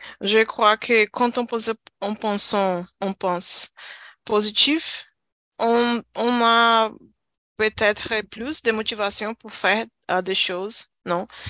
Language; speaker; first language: French; non-native, learner; Portuguese